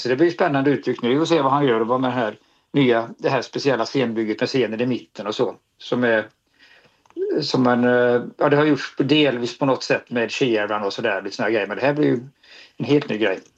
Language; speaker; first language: Swedish; native; Swedish